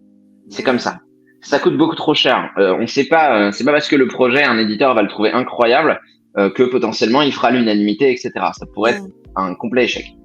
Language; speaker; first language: French; native; French